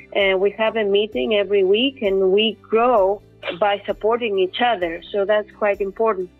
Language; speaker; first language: English; non-native, fluent; Greek